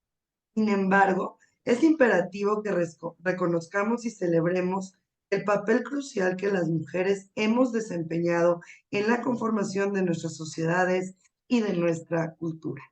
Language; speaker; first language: Spanish; native; Spanish